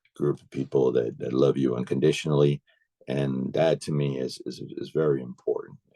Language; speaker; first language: English; native; English